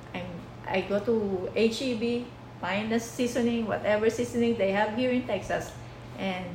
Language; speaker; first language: English; non-native, local second language; Filipino